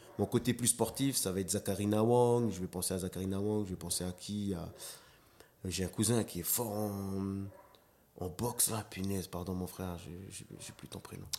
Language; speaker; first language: French; non-native, local second language; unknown